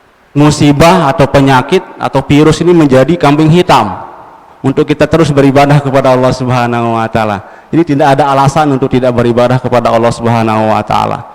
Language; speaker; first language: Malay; non-native, local second language; Sasak